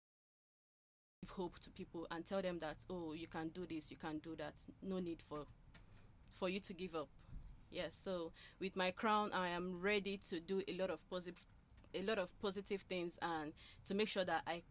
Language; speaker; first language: English; non-native, local second language; Igbo